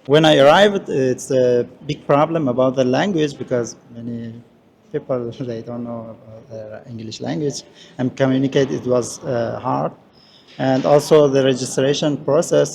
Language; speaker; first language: English; non-native, learner; Persian